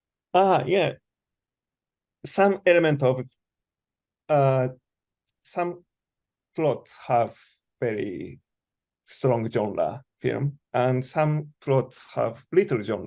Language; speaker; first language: English; non-native, learner; Japanese